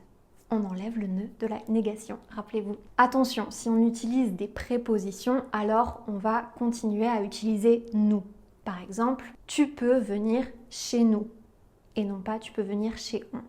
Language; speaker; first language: French; native; French